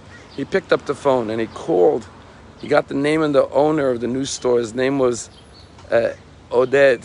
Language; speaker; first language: English; native; English